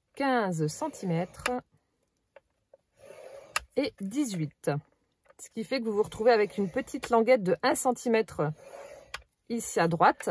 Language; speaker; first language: French; native; French